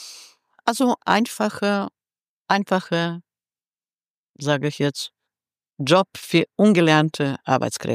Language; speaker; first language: German; non-native, fluent; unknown